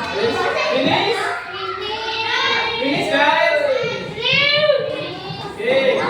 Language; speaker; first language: English; non-native, learner; Indonesian